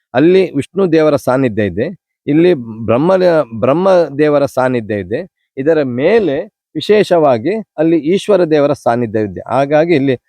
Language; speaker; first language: Kannada; non-native, local second language; Tulu